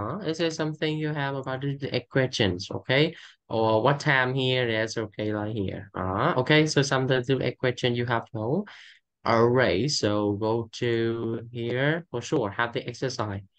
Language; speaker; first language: English; non-native, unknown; Vietnamese